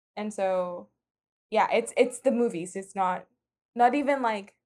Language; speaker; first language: English; non-native, fluent; Spanish